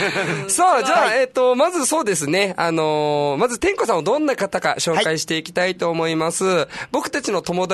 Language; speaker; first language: Japanese; native; Japanese